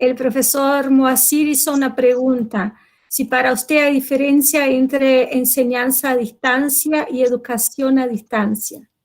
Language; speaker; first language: Spanish; non-native, fluent; Portuguese